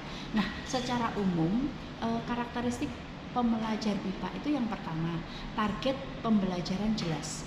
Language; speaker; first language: Indonesian; native; Indonesian